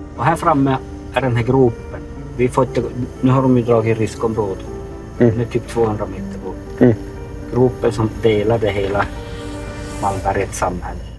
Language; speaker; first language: Swedish; native; Swedish